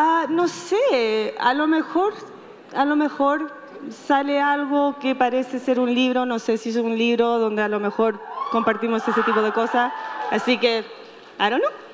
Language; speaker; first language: Spanish; native; Spanish